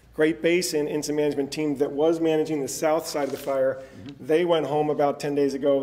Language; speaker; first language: English; native; English